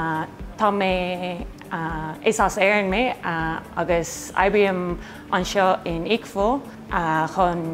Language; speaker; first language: Irish; non-native, local second language; English